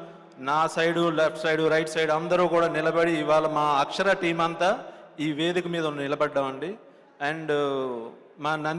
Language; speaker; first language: Telugu; native; Telugu